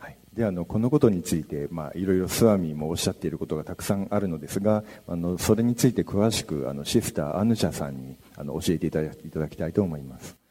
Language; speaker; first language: Japanese; native; Japanese